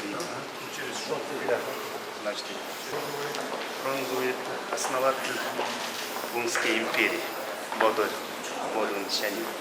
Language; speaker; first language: Russian; non-native, learner; Mongolian